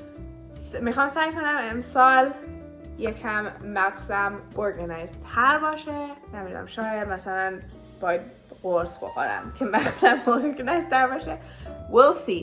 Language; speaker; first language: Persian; early bilingual, heritage; Persian